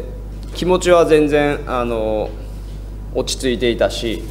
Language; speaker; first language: Japanese; native; Japanese